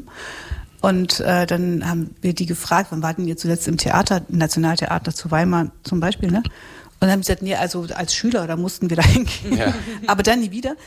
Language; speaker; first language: German; native; German